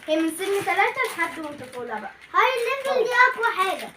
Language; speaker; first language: Arabic; native; Arabic